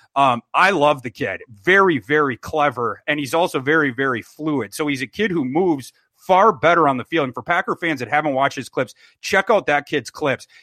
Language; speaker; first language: English; native; English